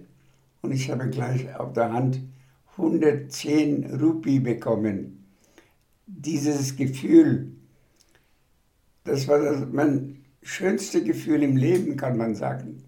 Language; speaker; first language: German; non-native, fluent; Bangla